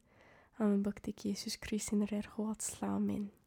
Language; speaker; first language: Mongolian; non-native, fluent; English